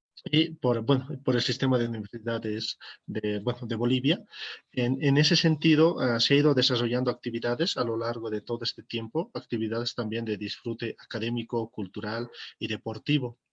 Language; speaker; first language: Spanish; native; Spanish